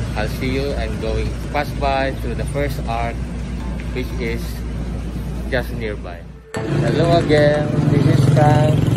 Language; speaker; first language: English; non-native, local second language; Iloko